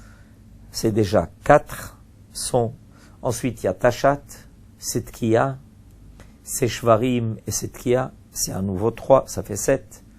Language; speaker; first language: French; native; French